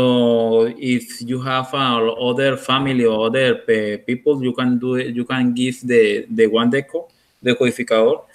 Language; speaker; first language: English; non-native, learner; Spanish